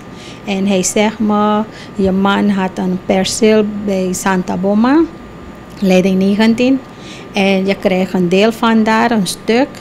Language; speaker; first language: Dutch; non-native, local second language; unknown